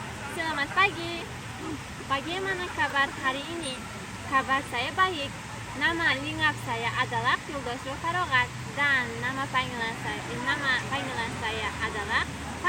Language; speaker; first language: Indonesian; non-native, learner; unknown